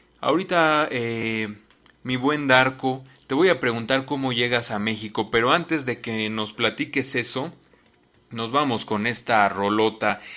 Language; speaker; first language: Spanish; native; Spanish